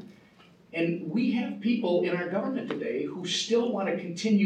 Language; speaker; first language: English; native; English